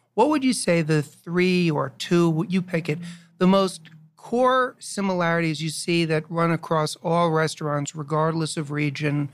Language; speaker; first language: English; native; English